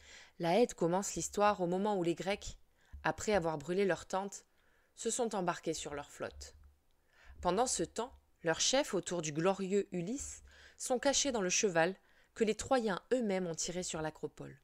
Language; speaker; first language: French; native; French